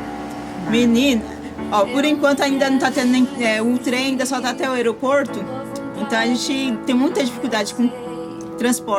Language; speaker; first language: Portuguese; native; Portuguese